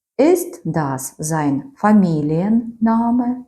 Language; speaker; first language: German; non-native, fluent; Ukrainian